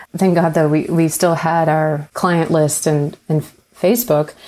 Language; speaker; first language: English; native; English